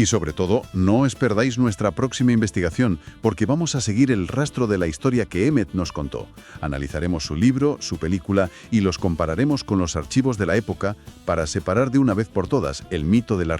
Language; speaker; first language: Spanish; native; Spanish